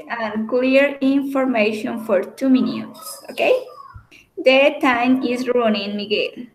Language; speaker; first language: English; non-native, learner; Spanish